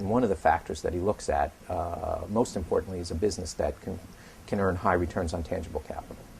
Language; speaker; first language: English; native; English